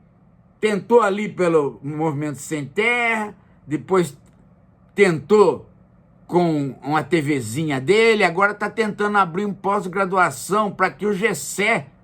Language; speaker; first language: Portuguese; native; Portuguese